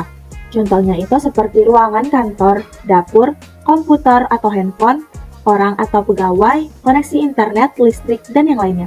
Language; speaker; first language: Indonesian; native; Indonesian